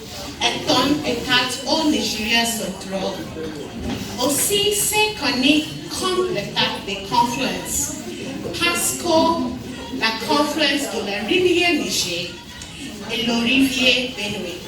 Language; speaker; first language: French; non-native, learner; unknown